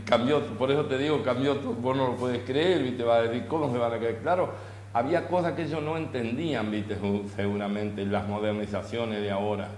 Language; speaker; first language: Spanish; native; Spanish